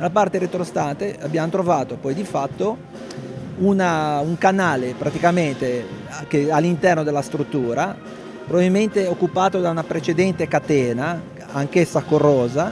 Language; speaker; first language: Italian; native; Italian